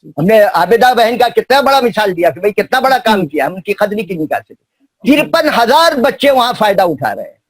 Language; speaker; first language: Urdu; native; Urdu